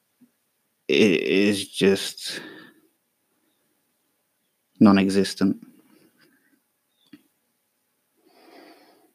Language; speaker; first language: English; native; English